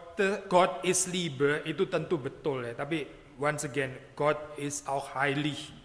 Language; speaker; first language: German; non-native, fluent; Indonesian